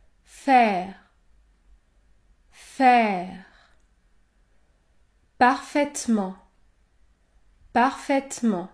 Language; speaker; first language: French; native; French